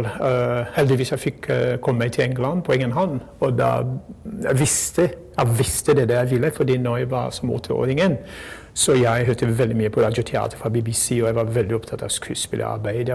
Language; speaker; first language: Norwegian; non-native, fluent; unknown